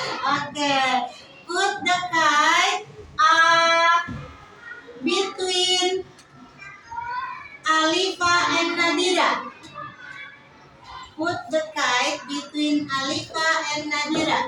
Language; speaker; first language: English; non-native, learner; Indonesian